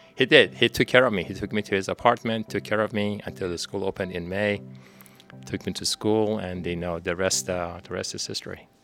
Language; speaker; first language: English; non-native, fluent; Persian